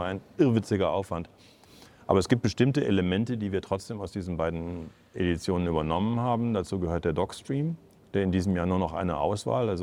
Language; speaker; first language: German; native; German